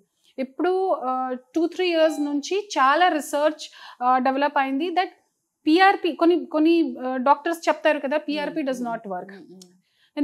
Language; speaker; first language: Telugu; non-native, fluent; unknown